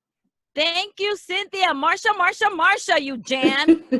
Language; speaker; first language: English; native; English